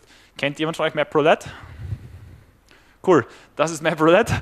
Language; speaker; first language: German; native; German